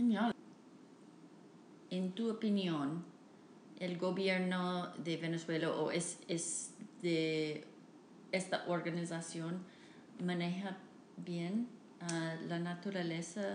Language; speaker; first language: Spanish; non-native, fluent; English